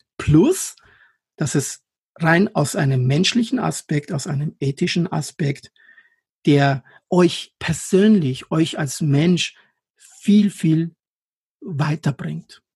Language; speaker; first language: German; non-native, fluent; Persian